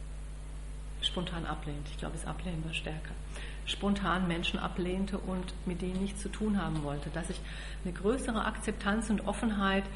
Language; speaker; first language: German; native; German